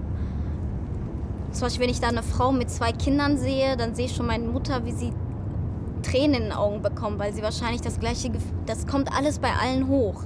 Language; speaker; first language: German; early bilingual, other home language; Persian